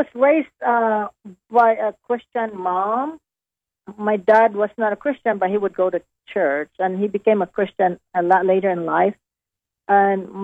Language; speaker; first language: English; non-native, local second language; Hiligaynon